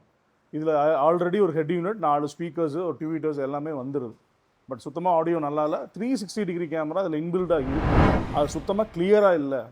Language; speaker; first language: Tamil; native; Tamil